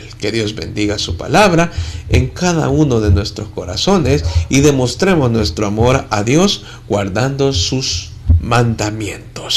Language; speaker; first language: Spanish; native; Spanish